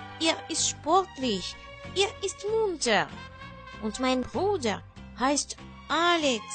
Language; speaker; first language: German; non-native, learner; Russian